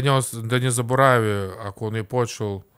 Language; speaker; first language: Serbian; non-native, learner; Russian